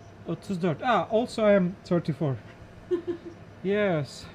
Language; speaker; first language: English; non-native, learner; Turkish